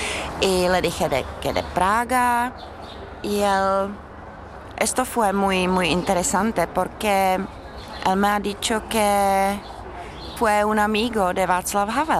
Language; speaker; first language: Spanish; non-native, fluent; Czech